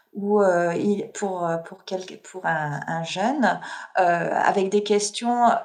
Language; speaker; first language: French; native; French